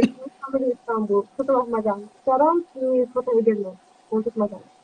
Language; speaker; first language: Indonesian; non-native, learner; Turkish